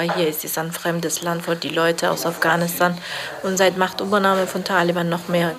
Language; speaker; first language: German; non-native, fluent; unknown